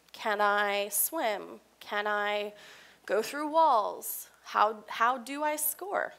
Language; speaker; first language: English; native; English